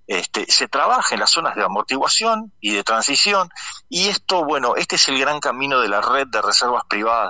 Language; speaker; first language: Spanish; native; Spanish